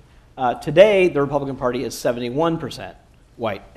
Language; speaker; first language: English; native; English